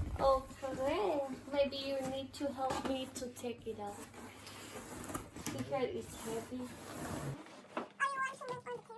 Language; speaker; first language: English; non-native, learner; Thai